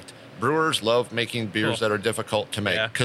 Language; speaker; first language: English; native; English